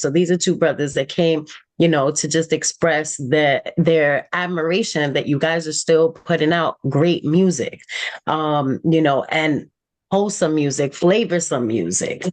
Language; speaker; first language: English; native; English